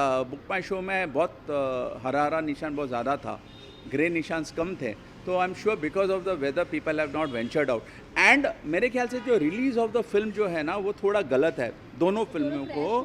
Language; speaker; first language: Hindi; native; Hindi